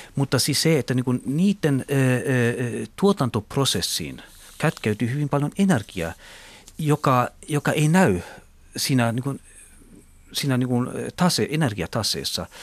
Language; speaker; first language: Finnish; non-native, local second language; Swedish